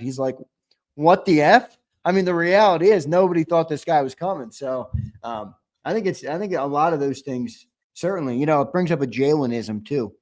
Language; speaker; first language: English; native; English